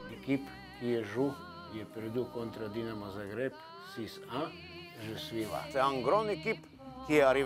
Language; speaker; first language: French; non-native, learner; Croatian